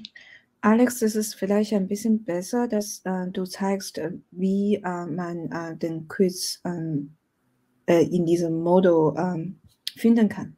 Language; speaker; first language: German; non-native, fluent; Chinese